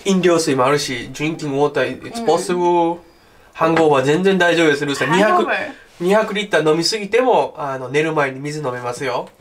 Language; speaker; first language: Japanese; native; Japanese